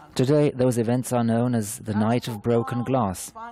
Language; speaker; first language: English; non-native, fluent; German